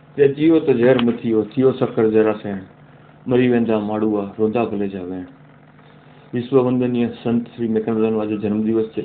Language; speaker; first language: Gujarati; non-native, local second language; Kachhi